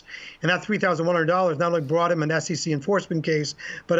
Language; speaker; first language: English; native; English